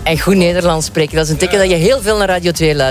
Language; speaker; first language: Dutch; native; Dutch